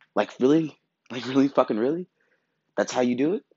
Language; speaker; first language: English; native; English